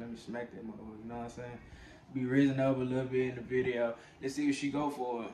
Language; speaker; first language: English; native; English